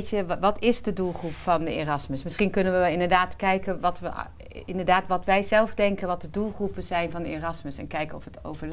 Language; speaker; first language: Dutch; native; Dutch